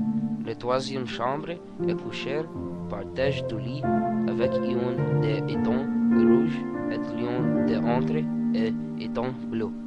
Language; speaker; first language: French; non-native, learner; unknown